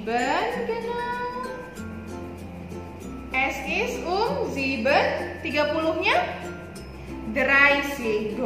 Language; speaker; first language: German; non-native, learner; Indonesian